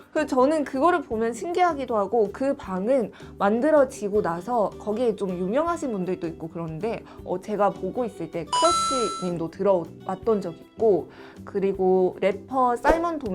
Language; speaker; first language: Korean; non-native, fluent; Mongolian